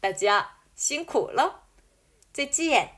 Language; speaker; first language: Chinese; non-native, fluent; Korean